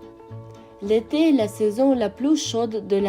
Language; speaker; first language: French; non-native, fluent; Russian